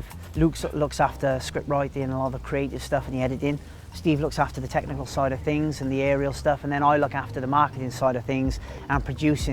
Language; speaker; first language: English; native; English